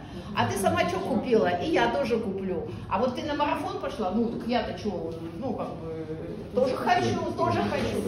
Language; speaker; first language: Russian; native; Russian